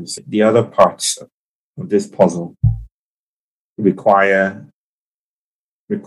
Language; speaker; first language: English; non-native, local second language; Yoruba